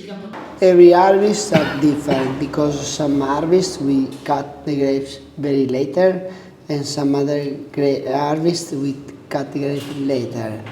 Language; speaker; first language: English; non-native, learner; Italian